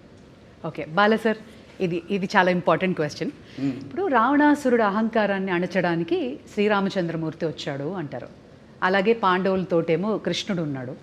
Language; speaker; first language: Telugu; native; Telugu